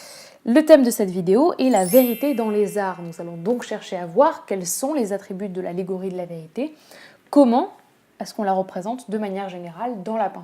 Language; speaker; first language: French; native; French